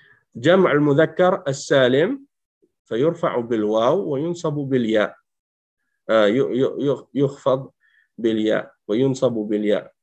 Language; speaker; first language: Arabic; non-native, fluent; French